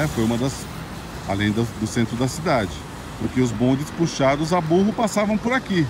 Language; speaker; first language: Portuguese; native; Portuguese